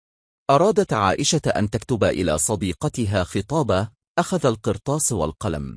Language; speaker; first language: Arabic; non-native, fluent; Bangla